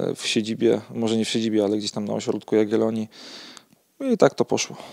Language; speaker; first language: Polish; native; Polish